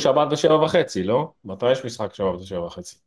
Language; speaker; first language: Hebrew; native; Hebrew